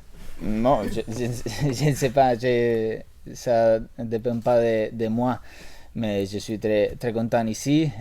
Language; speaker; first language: French; non-native, learner; Spanish